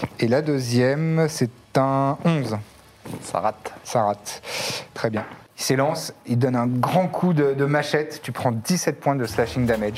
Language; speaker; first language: French; native; French